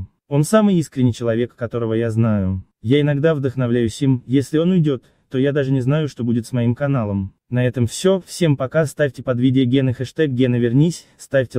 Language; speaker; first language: Russian; native; Russian